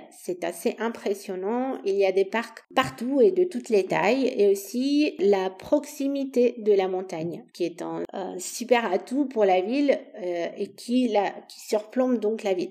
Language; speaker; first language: French; non-native, fluent; Romanian